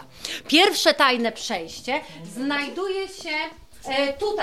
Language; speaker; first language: Polish; native; Polish